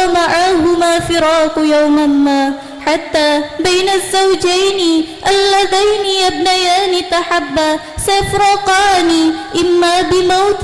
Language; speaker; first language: Arabic; non-native, learner; Indonesian